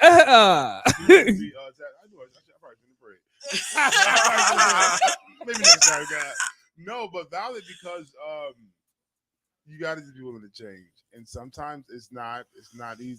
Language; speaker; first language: English; native; English